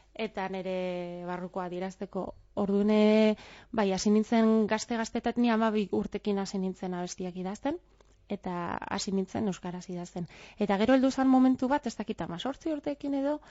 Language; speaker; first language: Basque; non-native, local second language; Spanish